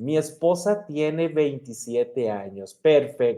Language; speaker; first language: Spanish; non-native, fluent; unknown